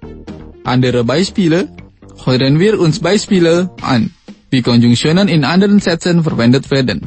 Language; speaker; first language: German; non-native, fluent; Indonesian